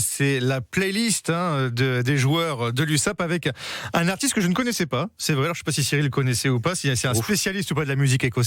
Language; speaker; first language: French; native; French